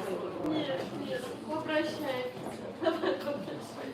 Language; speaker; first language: Russian; native; Russian